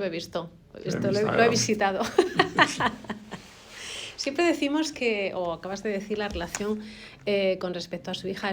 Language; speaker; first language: Spanish; native; Spanish